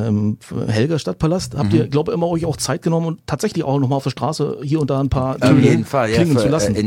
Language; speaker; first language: German; native; German